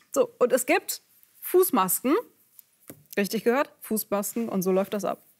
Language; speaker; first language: German; native; German